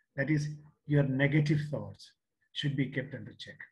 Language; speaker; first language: English; non-native, local second language; Malayalam